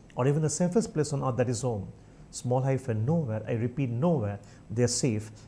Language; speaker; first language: English; non-native, local second language; Bangla